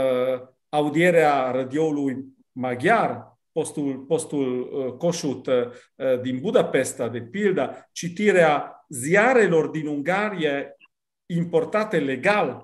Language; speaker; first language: Romanian; non-native, fluent; Italian